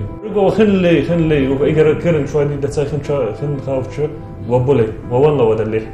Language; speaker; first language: Chinese; non-native, learner; Arabic